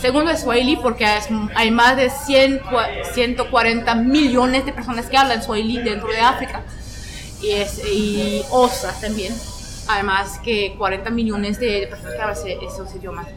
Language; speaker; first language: Spanish; non-native, fluent; French